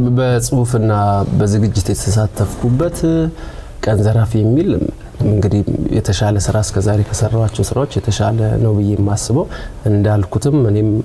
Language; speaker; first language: Amharic; native; Amharic